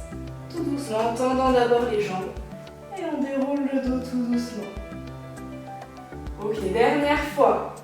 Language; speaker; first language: French; native; French